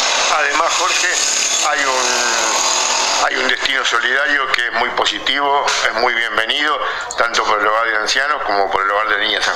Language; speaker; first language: Spanish; native; Spanish